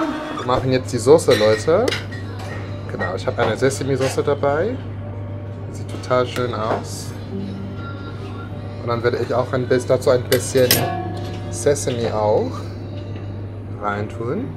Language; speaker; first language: German; non-native, learner; English